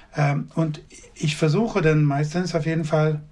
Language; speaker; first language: German; non-native, fluent; Swedish